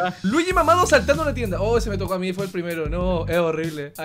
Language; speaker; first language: Spanish; native; Spanish